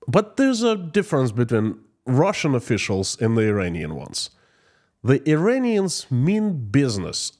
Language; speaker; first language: English; non-native, fluent; Russian